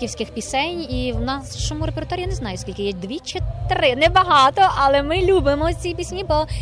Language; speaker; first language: Ukrainian; native; Ukrainian